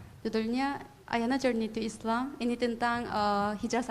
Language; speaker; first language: Indonesian; non-native, fluent; Korean